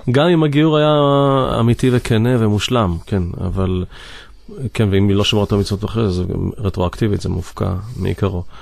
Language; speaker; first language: Hebrew; native; Hebrew